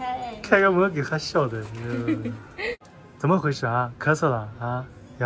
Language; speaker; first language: Chinese; native; Chinese